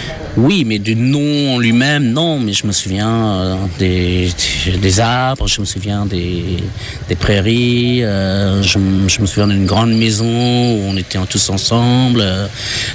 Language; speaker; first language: French; non-native, fluent; Khmer